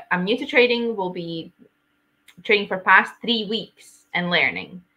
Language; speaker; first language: English; non-native, fluent; Latvian